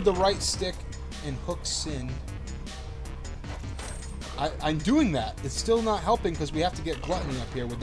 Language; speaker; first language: English; native; English